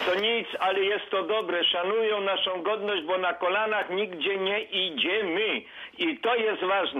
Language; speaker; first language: Polish; native; Polish